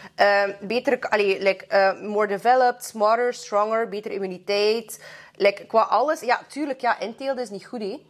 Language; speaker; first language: Dutch; early bilingual, other home language; Russian